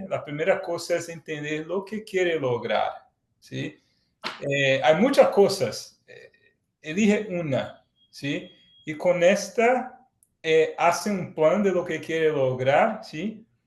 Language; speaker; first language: Spanish; non-native, fluent; Portuguese